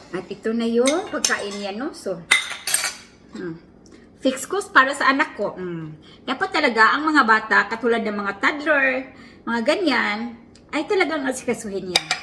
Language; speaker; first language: Filipino; native; Filipino